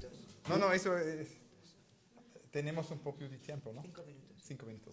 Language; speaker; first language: Spanish; non-native, learner; Italian